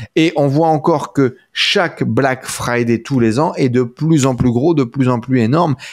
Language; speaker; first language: French; native; French